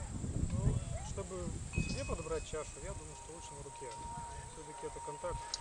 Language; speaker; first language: Russian; native; Russian